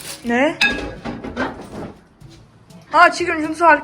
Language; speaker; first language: Korean; non-native, learner; Kazakh